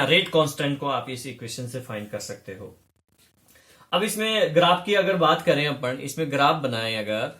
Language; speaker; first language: Hindi; native; Hindi